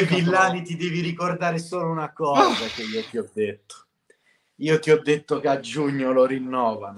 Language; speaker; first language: Italian; native; Italian